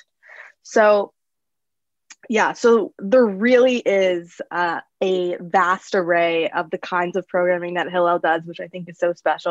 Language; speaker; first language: English; native; English